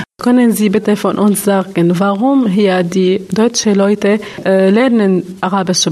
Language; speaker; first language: German; non-native, learner; Arabic